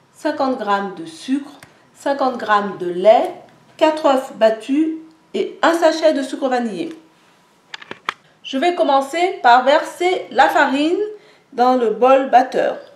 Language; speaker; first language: French; native; French